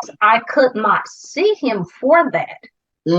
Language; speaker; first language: English; native; English